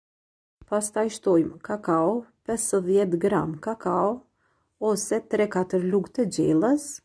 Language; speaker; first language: Albanian; native; Albanian